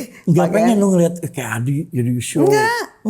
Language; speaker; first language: Indonesian; native; Indonesian